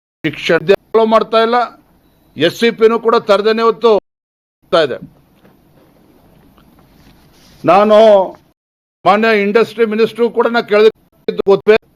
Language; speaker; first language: Kannada; native; Kannada